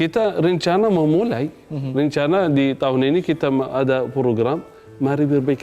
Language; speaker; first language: Indonesian; non-native, fluent; Arabic